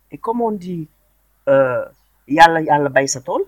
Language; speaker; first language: French; non-native, local second language; Wolof